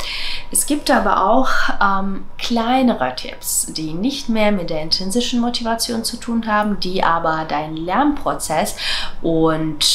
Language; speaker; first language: German; non-native, fluent; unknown